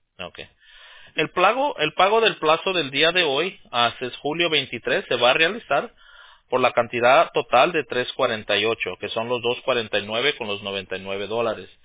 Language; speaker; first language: Spanish; early bilingual, heritage; Spanish